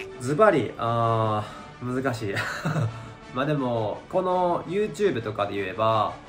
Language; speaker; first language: Japanese; native; Japanese